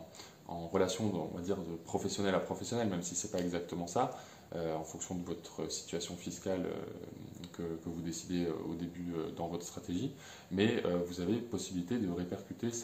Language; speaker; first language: French; native; French